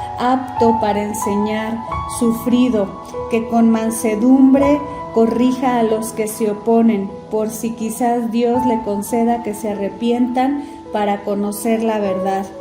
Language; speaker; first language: Spanish; native; Spanish